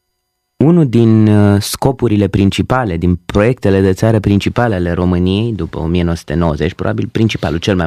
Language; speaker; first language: Romanian; native; Romanian